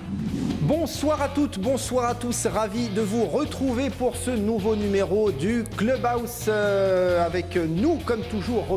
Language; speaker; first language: French; native; French